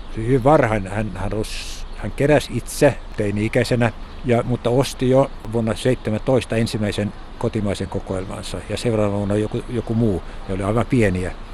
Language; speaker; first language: Finnish; non-native, local second language; Swedish